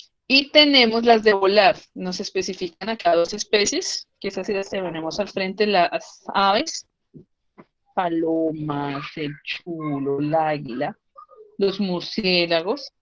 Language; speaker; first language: Spanish; native; Spanish